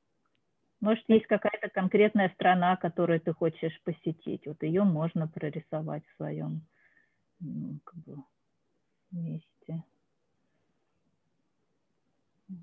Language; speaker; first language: Russian; native; Russian